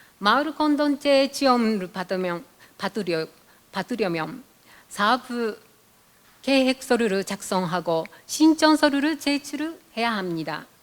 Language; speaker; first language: Korean; non-native, fluent; Japanese